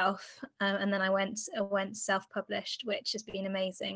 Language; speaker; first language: English; native; English